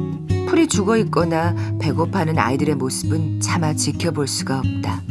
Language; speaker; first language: Korean; native; Korean